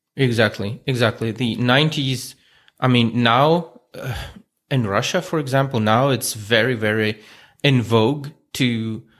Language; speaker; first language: English; non-native, fluent; Russian